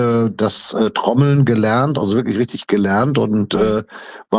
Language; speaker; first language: German; native; German